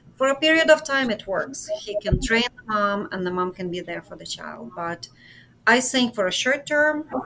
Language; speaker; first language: English; non-native, fluent; Ukrainian